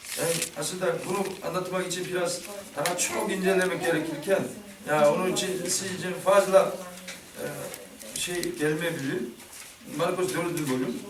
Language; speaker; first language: Turkish; non-native, learner; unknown